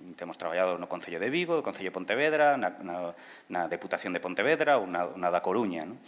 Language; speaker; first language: Galician; non-native, local second language; Spanish